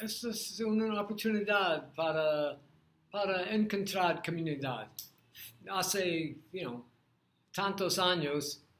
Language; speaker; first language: Spanish; non-native, learner; English